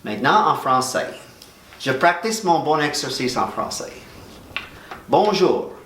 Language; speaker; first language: French; non-native, learner; English